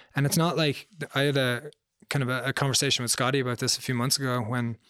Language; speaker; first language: English; native; English